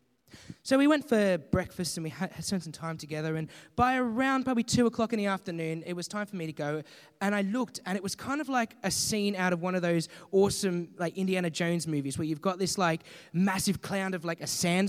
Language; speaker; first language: English; native; English